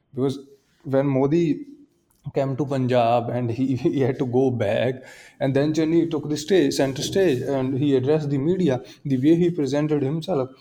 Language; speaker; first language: English; non-native, local second language; Punjabi